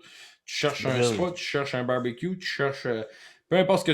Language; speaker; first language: French; native; French